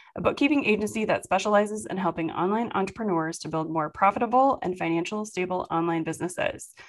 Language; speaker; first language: English; native; English